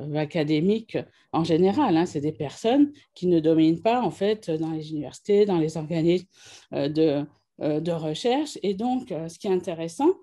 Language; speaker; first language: French; native; French